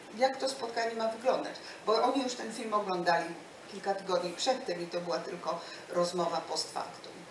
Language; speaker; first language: Polish; native; Polish